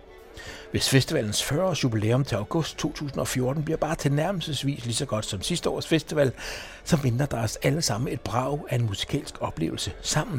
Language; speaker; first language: Danish; native; Danish